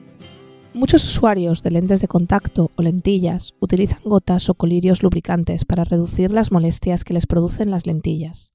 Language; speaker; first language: Spanish; native; Spanish